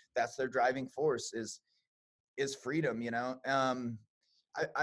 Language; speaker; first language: English; native; English